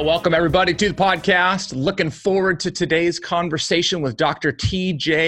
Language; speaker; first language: English; native; English